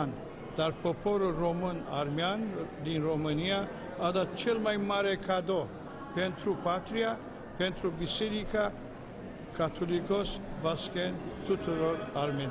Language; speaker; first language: Romanian; non-native, learner; Armenian